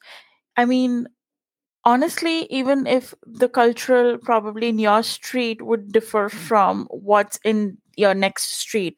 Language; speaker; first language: English; non-native, local second language; Punjabi